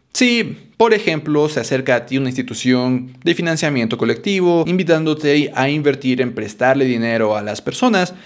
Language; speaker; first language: Spanish; native; Spanish